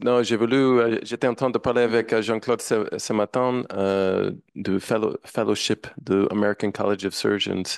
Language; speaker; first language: French; non-native, learner; English